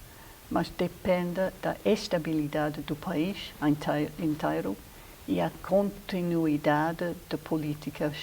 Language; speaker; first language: Portuguese; non-native, fluent; English